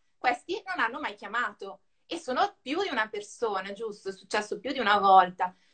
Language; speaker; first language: Italian; native; Italian